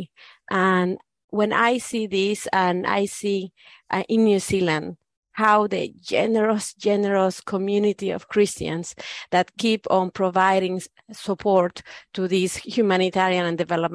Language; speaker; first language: English; non-native, fluent; Spanish